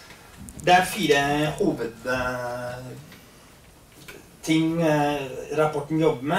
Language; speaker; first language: Norwegian; non-native, fluent; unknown